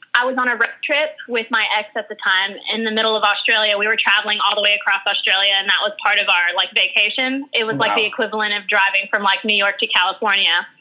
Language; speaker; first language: English; early bilingual, other home language; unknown